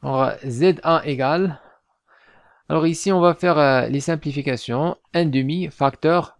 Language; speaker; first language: French; non-native, local second language; Arabic